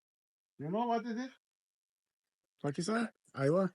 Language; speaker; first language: English; non-native, learner; Ingush